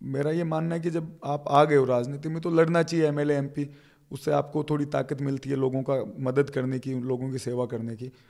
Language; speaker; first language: Hindi; native; Hindi